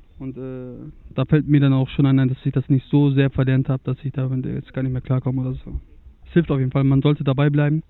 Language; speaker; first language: German; early bilingual, other home language; Turkish